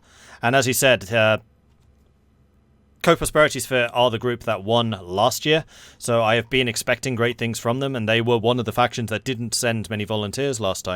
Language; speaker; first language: English; native; English